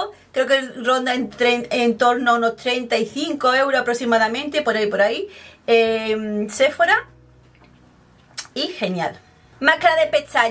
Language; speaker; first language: Spanish; native; Spanish